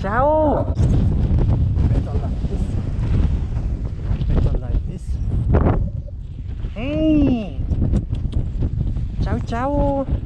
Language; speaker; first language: English; non-native, fluent; German